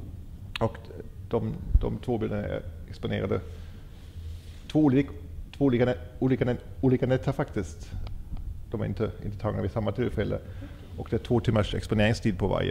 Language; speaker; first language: Swedish; native; Swedish